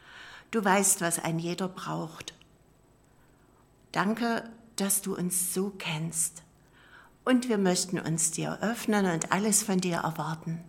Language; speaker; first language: German; native; German